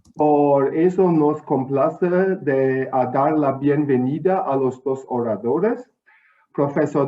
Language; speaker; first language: Spanish; non-native, fluent; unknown